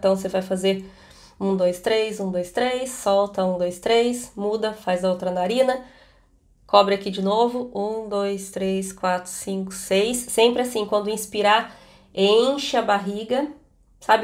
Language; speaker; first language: Portuguese; native; Portuguese